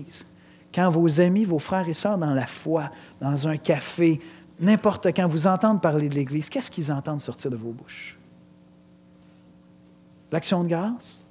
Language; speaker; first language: French; native; French